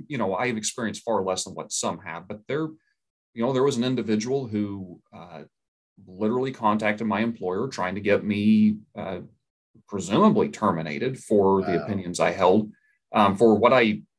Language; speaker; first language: English; native; English